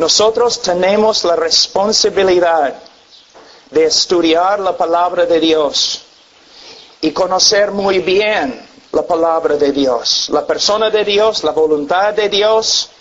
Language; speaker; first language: Spanish; non-native, fluent; English